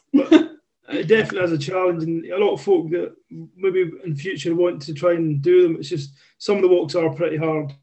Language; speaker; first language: English; native; English